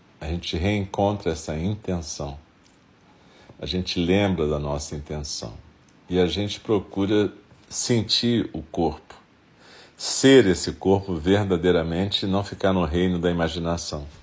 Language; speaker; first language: Portuguese; native; Portuguese